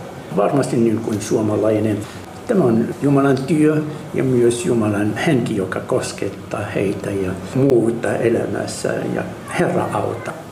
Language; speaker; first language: Finnish; non-native, fluent; Arabic